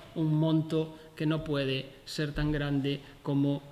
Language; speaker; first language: Spanish; native; Spanish